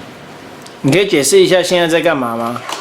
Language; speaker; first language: Chinese; native; Chinese